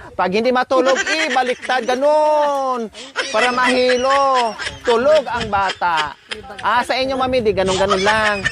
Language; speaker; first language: Filipino; non-native, local second language; Cebuano